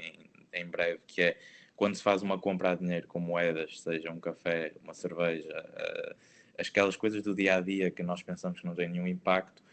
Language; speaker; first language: Portuguese; native; Portuguese